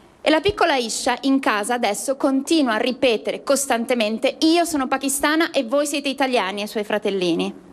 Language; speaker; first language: Italian; native; Italian